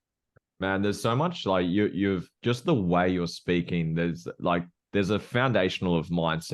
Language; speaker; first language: English; native; English